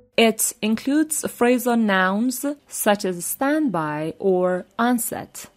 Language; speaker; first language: English; non-native, fluent; Persian